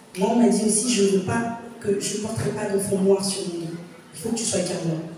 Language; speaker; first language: French; native; French